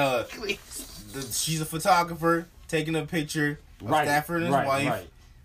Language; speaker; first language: English; native; English